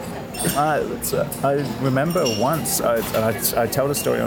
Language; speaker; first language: English; native; English